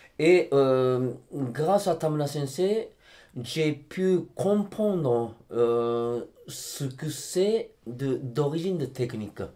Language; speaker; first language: French; non-native, fluent; Japanese